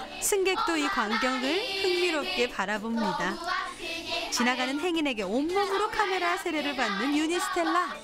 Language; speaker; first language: Korean; native; Korean